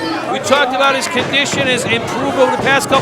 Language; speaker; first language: English; native; English